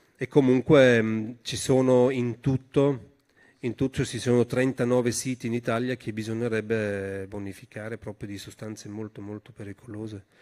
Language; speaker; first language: Italian; non-native, local second language; German